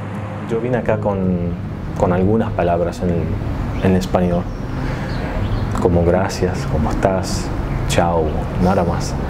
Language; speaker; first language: Spanish; non-native, fluent; Arabic